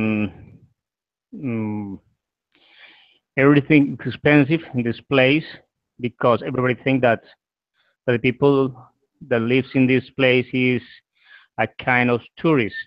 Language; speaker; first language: English; non-native, learner; Spanish